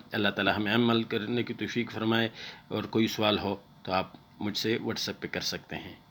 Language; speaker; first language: Urdu; non-native, local second language; Pashto